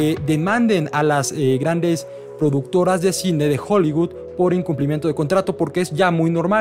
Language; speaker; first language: Spanish; native; Spanish